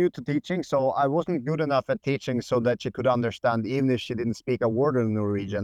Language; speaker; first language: English; non-native, fluent; Swedish